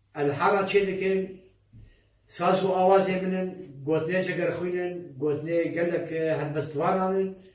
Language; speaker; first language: Kurdish; native; Kurdish